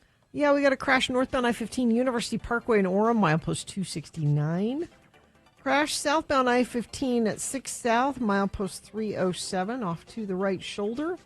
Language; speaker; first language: English; native; English